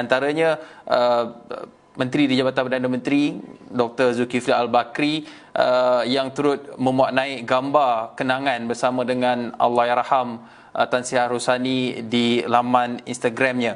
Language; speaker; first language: Malay; native; Malay